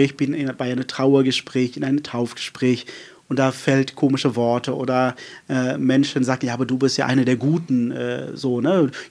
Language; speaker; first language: German; non-native, fluent; Afrikaans